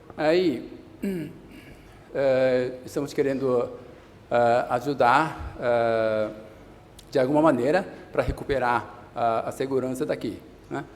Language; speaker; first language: Portuguese; non-native, fluent; Japanese